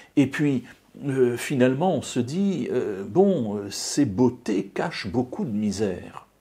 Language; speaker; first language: French; native; French